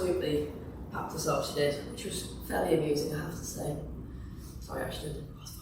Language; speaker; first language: English; native; English